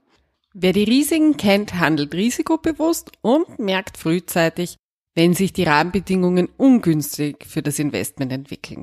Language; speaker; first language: German; native; German